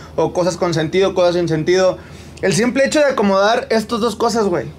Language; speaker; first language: Spanish; native; Spanish